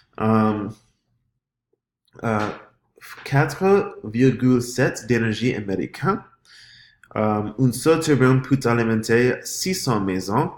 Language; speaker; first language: French; non-native, learner; English